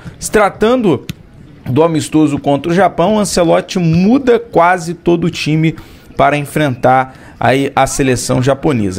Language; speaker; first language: Portuguese; native; Portuguese